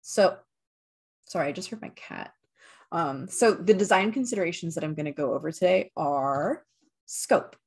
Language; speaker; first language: English; native; English